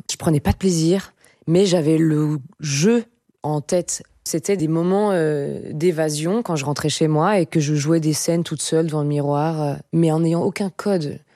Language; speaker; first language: French; native; French